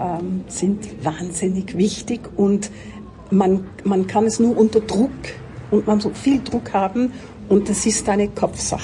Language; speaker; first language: German; non-native, local second language; French